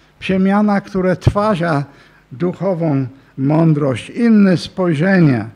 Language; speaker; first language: Polish; non-native, fluent; English